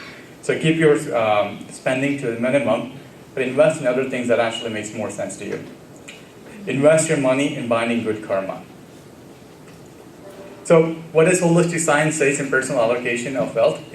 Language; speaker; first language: English; early bilingual, other home language; Gujarati